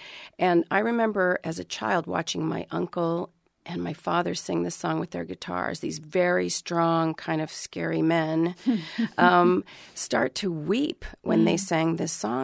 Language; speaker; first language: English; early bilingual, other home language; Spanish